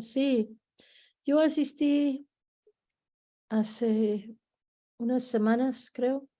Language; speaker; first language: Spanish; early bilingual, heritage; Spanish